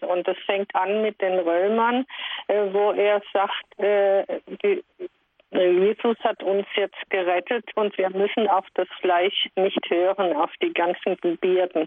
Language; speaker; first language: German; native; German